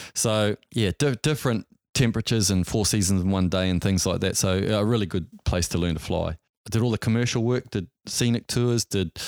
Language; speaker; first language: English; native; English